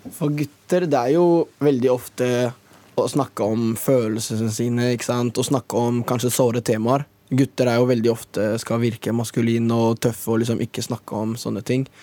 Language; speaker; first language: Norwegian; native; Norwegian